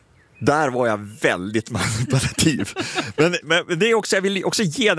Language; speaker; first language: Swedish; native; Swedish